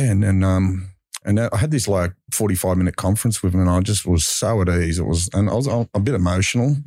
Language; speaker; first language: English; native; English